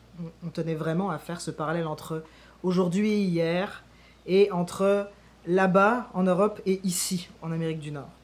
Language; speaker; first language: French; native; French